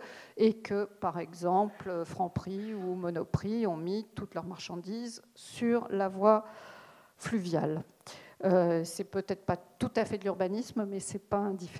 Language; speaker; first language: French; native; French